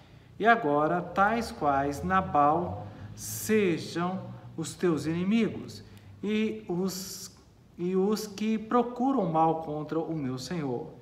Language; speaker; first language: Portuguese; native; Portuguese